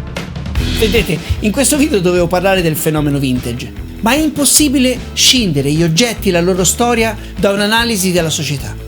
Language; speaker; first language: Italian; native; Italian